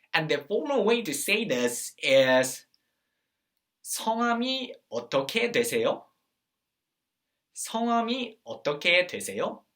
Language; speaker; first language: Korean; non-native, fluent; English